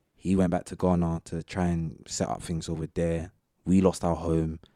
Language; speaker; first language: English; native; English